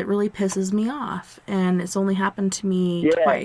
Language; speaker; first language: English; native; English